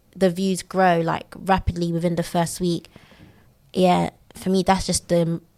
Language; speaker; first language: English; native; English